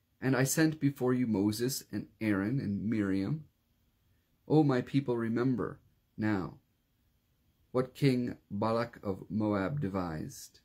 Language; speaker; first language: English; native; English